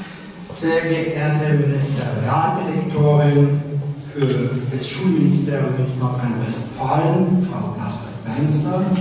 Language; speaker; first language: German; early bilingual, other home language; Turkish